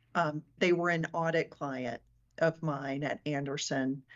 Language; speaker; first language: English; native; English